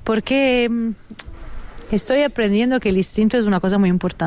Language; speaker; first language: Spanish; non-native, fluent; Italian